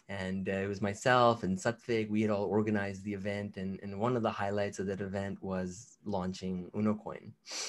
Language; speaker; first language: English; native; English